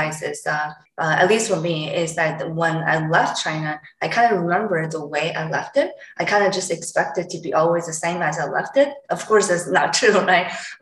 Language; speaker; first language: English; non-native, fluent; Chinese